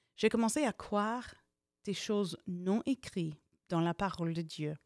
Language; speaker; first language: French; non-native, fluent; English